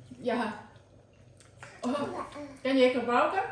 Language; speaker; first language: Dutch; non-native, learner; Thai